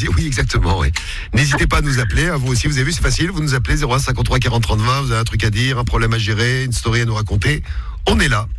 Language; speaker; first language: French; native; French